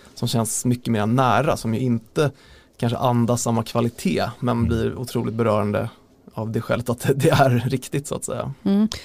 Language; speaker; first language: Swedish; native; Swedish